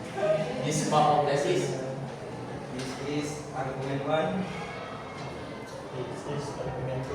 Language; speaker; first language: English; non-native, learner; Indonesian